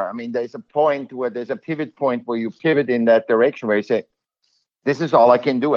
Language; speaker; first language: English; non-native, fluent; German